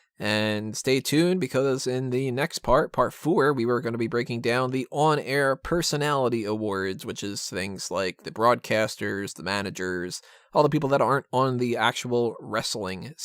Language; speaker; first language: English; native; English